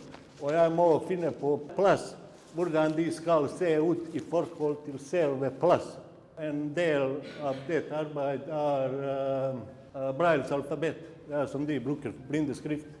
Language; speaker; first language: Norwegian; non-native, fluent; Bosnian